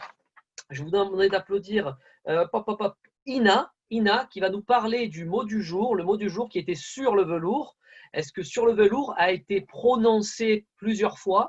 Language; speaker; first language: French; native; French